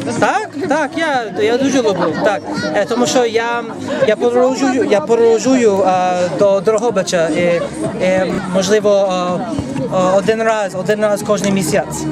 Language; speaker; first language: Ukrainian; non-native, learner; English